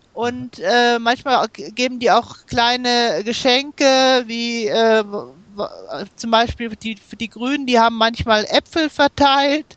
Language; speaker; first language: German; native; German